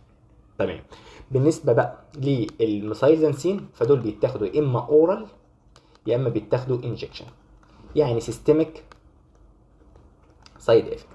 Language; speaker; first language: Arabic; native; Arabic